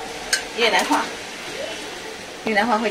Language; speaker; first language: Chinese; non-native, learner; Vietnamese